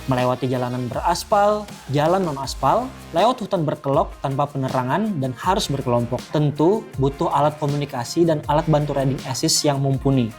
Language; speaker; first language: Indonesian; native; Indonesian